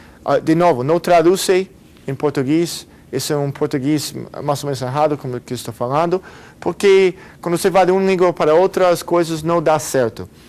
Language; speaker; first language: Portuguese; non-native, fluent; Spanish